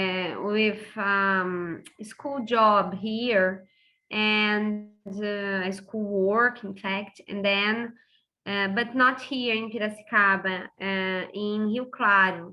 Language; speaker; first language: English; non-native, fluent; Portuguese